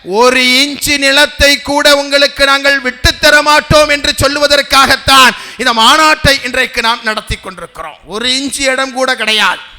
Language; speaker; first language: Tamil; native; Tamil